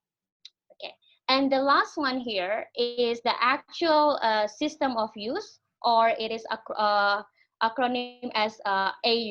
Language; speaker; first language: English; non-native, fluent; Indonesian